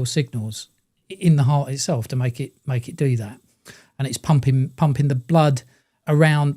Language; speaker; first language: English; native; English